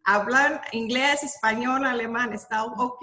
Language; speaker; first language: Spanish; early bilingual, heritage; Spanish